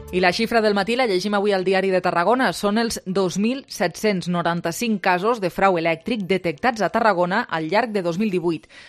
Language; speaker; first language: Catalan; native; Catalan